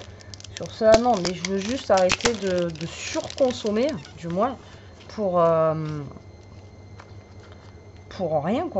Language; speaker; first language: French; native; French